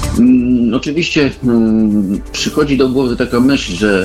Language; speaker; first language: Polish; native; Polish